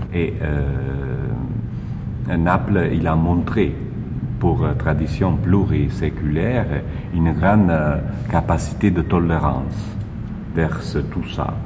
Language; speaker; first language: French; non-native, fluent; Italian